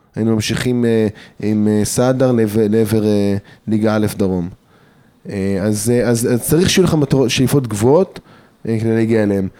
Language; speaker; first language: Hebrew; early bilingual, other home language; English